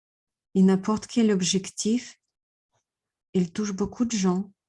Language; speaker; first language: French; non-native, fluent; Russian